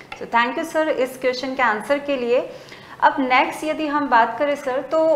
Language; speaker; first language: Hindi; native; Hindi